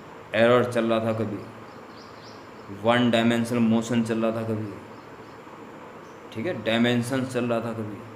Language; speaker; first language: Hindi; native; Hindi